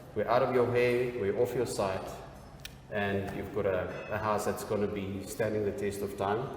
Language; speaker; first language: English; non-native, local second language; Afrikaans